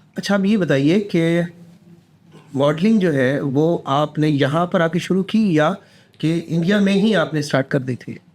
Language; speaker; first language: Urdu; non-native, local second language; Punjabi